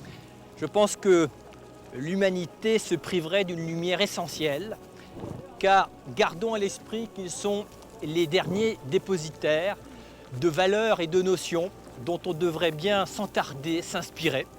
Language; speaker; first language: French; native; French